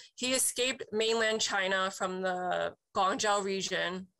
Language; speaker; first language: English; native; English